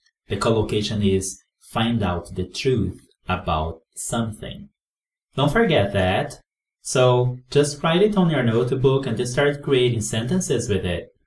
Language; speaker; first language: English; non-native, fluent; Portuguese